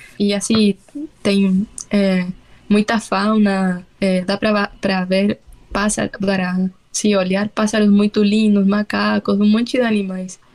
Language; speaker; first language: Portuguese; non-native, fluent; Spanish